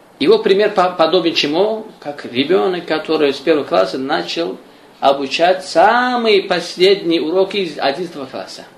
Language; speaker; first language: Russian; non-native, local second language; Azerbaijani